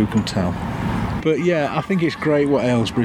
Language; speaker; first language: English; native; English